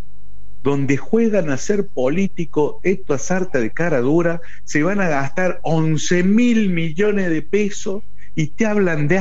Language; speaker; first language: Spanish; native; Spanish